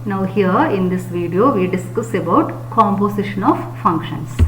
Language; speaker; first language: English; non-native, local second language; Malayalam